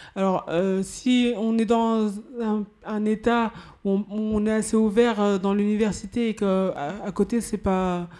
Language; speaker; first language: French; native; French